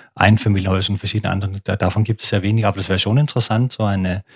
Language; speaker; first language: German; non-native, fluent; Danish